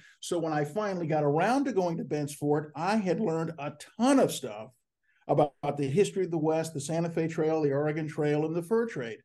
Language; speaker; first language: English; native; English